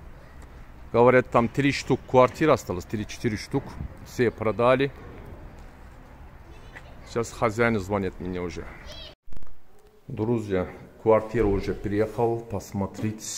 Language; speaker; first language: Russian; non-native, learner; Turkish